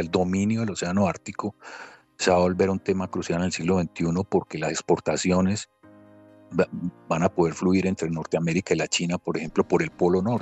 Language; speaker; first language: Spanish; native; Spanish